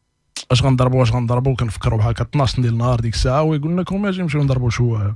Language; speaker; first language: Arabic; native; Arabic